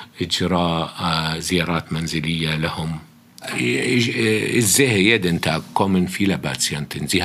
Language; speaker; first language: German; non-native, fluent; Arabic